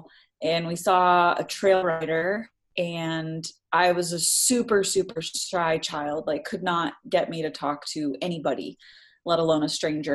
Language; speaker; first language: English; native; English